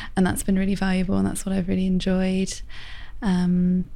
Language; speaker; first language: English; native; English